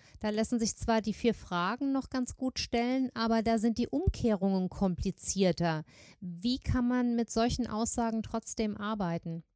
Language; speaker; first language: German; native; German